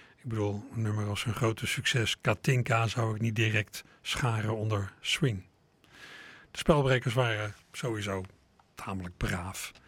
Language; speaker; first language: Dutch; native; Dutch